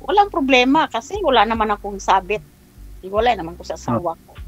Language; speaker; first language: Filipino; non-native, local second language; Chavacano